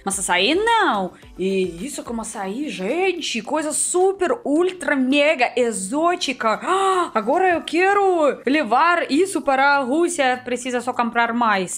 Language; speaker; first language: Portuguese; non-native, learner; Russian